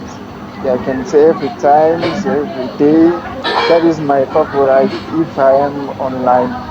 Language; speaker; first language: English; non-native, learner; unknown